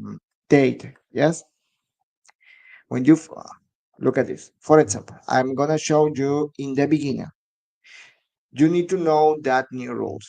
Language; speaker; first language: English; non-native, learner; Spanish